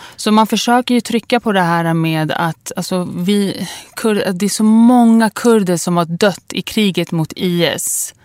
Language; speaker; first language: Swedish; early bilingual, other home language; Kurdish